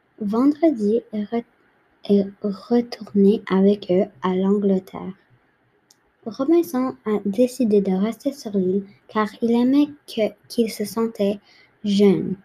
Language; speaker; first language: French; non-native, learner; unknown